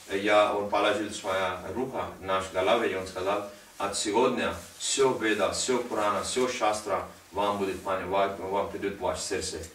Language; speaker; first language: Russian; non-native, learner; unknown